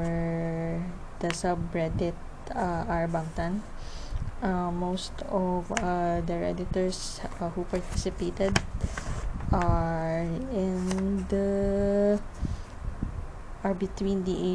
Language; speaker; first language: English; non-native, local second language; Filipino